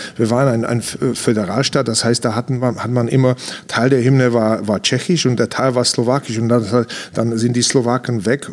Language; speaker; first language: German; non-native, fluent; Czech